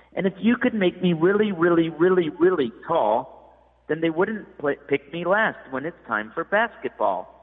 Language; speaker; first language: English; native; English